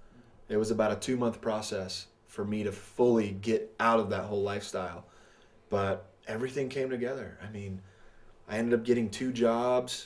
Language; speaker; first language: English; native; English